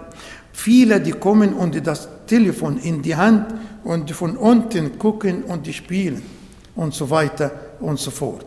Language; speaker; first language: German; non-native, fluent; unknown